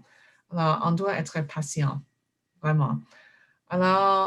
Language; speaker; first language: French; non-native, fluent; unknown